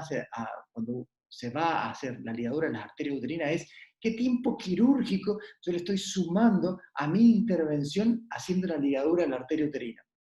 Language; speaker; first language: Spanish; native; Spanish